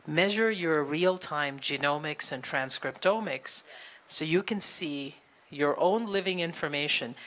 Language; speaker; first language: English; native; English